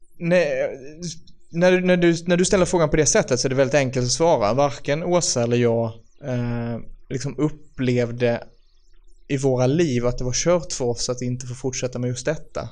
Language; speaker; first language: Swedish; native; Swedish